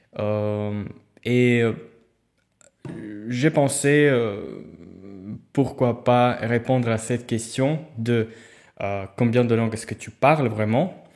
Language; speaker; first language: French; non-native, fluent; Russian